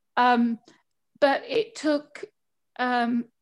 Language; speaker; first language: English; native; English